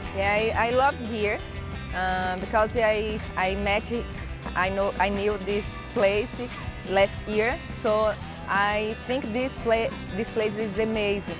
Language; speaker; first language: English; non-native, learner; Portuguese